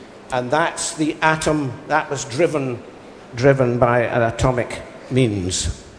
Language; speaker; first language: English; native; English